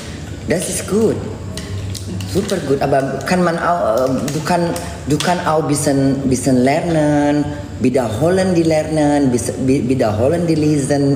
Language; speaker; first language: German; non-native, learner; Indonesian